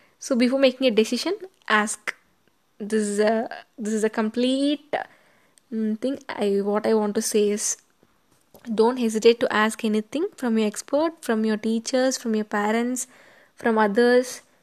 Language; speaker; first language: English; non-native, local second language; Tamil